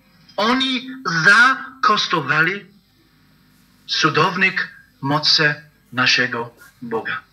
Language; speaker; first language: Polish; non-native, fluent; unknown